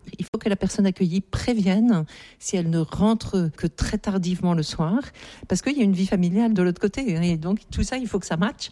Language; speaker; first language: French; native; French